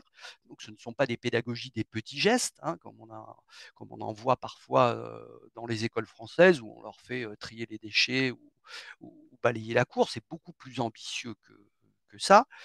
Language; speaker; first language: French; native; French